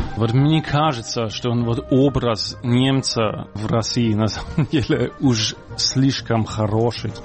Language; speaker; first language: Russian; non-native, fluent; German